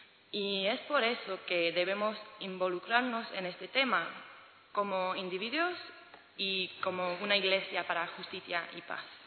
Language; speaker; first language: Spanish; non-native, fluent; English